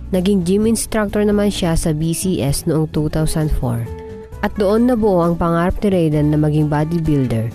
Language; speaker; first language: Filipino; non-native, local second language; Iloko